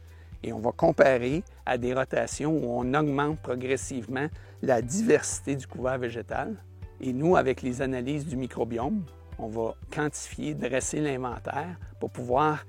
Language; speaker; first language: French; native; French